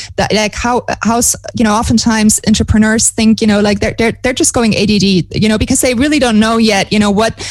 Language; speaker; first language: English; non-native, fluent; German